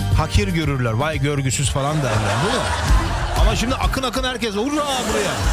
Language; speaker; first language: Turkish; early bilingual, heritage; Turkish